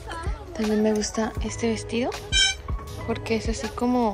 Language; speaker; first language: Spanish; native; Spanish